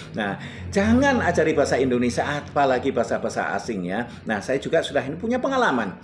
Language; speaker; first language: Indonesian; non-native, local second language; Javanese